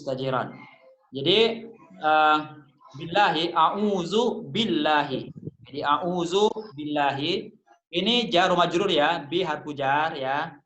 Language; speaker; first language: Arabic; non-native, fluent; Indonesian